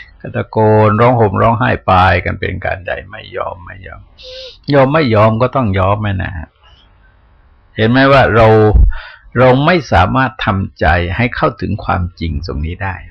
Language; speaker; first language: Thai; native; Thai